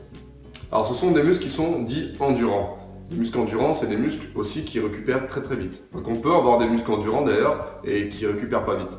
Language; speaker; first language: French; native; French